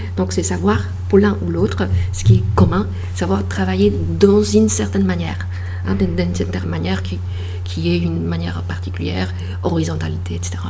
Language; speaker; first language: French; non-native, fluent; Polish